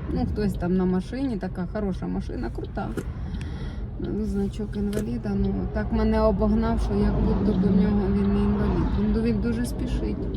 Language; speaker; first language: Ukrainian; non-native, local second language; Russian